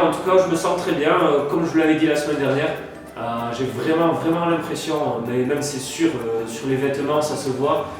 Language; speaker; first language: French; native; French